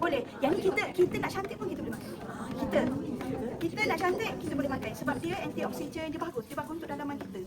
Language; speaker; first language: Malay; native; Malay